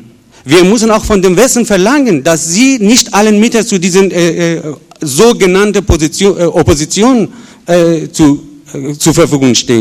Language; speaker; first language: German; non-native, fluent; Persian